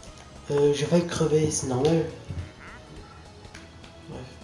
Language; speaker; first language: French; native; French